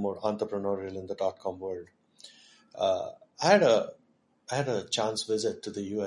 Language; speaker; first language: English; non-native, local second language; Marathi